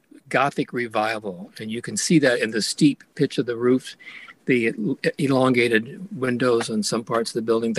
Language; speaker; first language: English; native; English